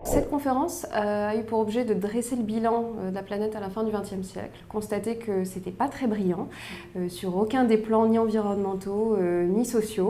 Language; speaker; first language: French; native; French